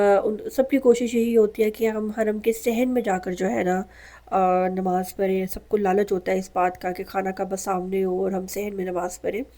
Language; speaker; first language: Urdu; native; Urdu